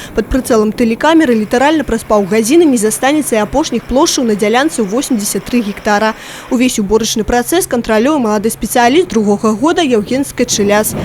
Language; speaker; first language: Belarusian; native; Belarusian